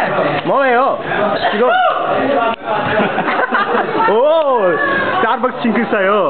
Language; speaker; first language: Korean; non-native, learner; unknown